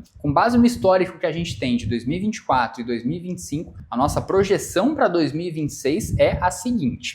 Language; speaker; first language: Portuguese; native; Portuguese